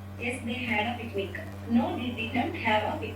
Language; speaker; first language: English; non-native, learner; Kannada